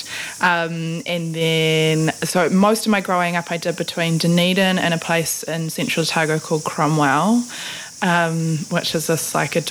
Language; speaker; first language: English; native; English